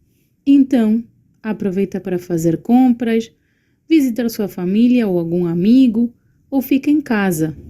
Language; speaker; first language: Portuguese; non-native, learner; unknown